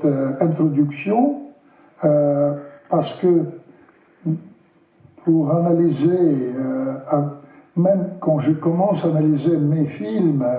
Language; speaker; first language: French; non-native, learner; Russian